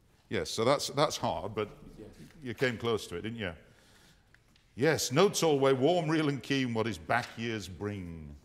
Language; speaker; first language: English; native; English